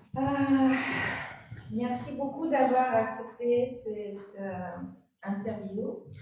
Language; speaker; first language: French; non-native, fluent; Russian